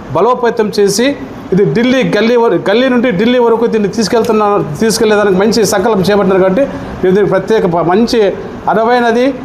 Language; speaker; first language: Telugu; non-native, local second language; Lambadi